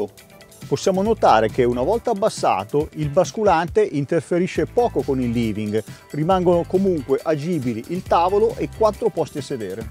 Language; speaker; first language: Italian; native; Italian